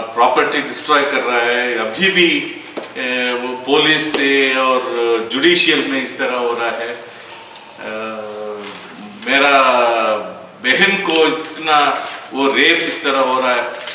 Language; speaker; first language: Hindi; non-native, local second language; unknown